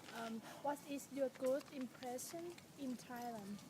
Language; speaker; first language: English; non-native, learner; Thai